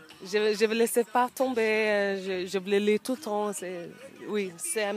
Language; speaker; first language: French; non-native, learner; English